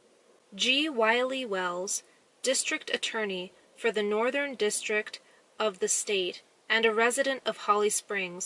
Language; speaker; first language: English; native; English